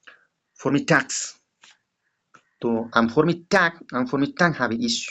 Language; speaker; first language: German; non-native, learner; Hindi